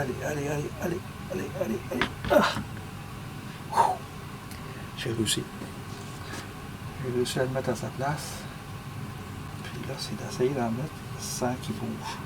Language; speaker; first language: French; native; French